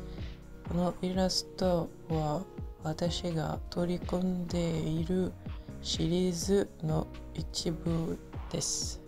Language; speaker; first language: Japanese; non-native, learner; French